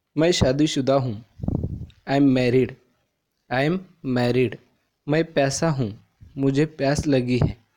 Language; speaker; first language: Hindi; non-native, local second language; Marathi